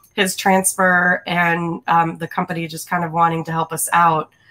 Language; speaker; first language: English; native; English